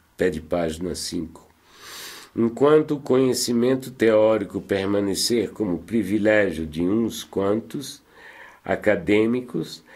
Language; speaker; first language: Portuguese; native; Portuguese